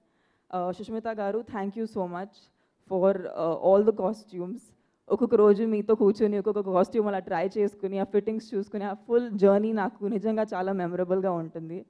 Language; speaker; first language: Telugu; non-native, fluent; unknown